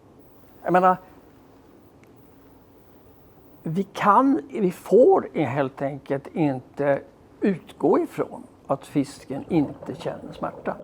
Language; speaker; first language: Swedish; native; Swedish